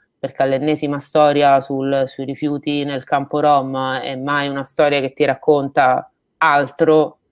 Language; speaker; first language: Italian; native; Italian